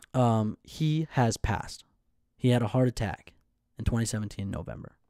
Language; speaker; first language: English; native; English